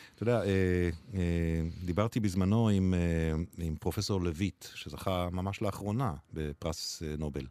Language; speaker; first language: Hebrew; native; Hebrew